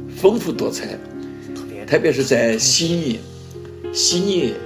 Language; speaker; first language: Chinese; native; Chinese